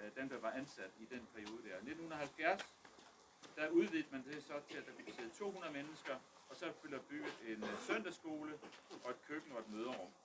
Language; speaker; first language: Danish; early bilingual, other home language; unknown